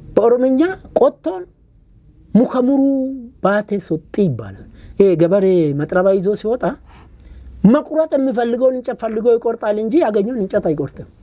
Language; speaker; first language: Amharic; non-native, local second language; Oromo